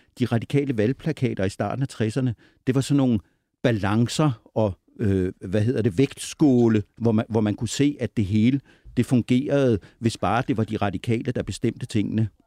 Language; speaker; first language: Danish; native; Danish